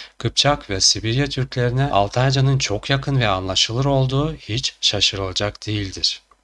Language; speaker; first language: Turkish; non-native, fluent; Chuvash